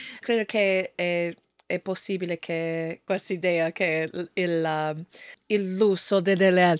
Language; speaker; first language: Italian; non-native, learner; English